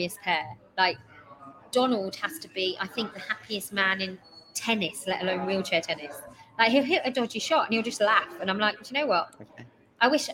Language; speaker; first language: English; native; English